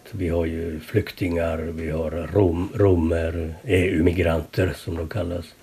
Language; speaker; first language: Swedish; native; Swedish